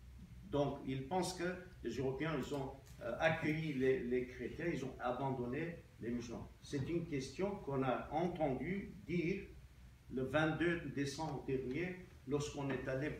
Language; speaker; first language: French; non-native, local second language; Armenian